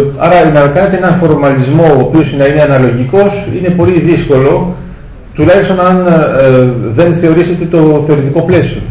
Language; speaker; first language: Greek; early bilingual, heritage; Greek